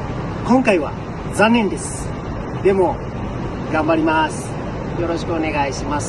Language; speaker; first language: Japanese; non-native, learner; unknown